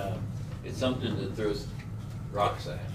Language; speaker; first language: English; native; English